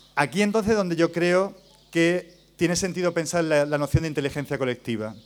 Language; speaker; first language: Spanish; native; Spanish